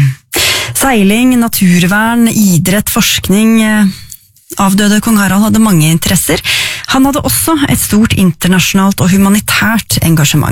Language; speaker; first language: Norwegian; native; Norwegian